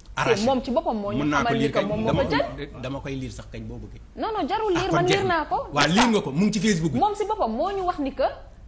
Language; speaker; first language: Wolof; native; Wolof